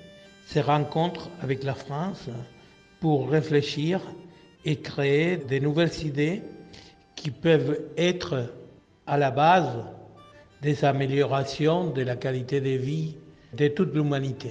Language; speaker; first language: French; non-native, fluent; Spanish